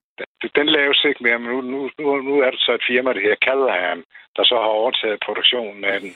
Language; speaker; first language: Danish; non-native, fluent; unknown